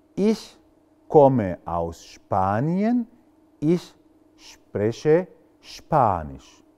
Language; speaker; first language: German; non-native, fluent; Arabic